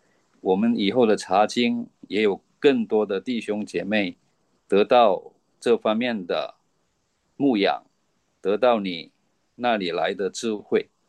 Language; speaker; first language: Chinese; native; Chinese